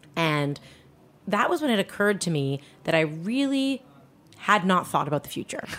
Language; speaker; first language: English; native; English